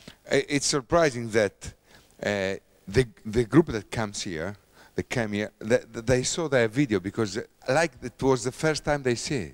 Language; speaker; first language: English; non-native, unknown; Italian